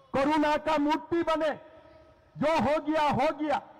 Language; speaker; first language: Hindi; non-native, local second language; Assamese